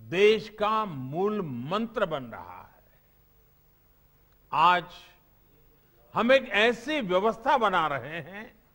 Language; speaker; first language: Hindi; non-native, local second language; Gujarati